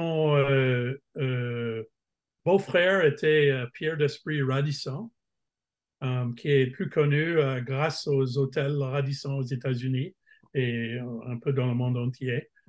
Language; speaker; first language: French; non-native, fluent; English